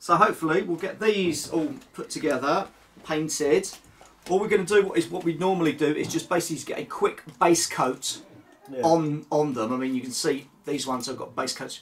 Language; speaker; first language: English; native; English